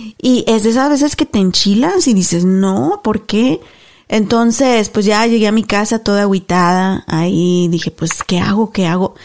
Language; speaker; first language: Spanish; native; Spanish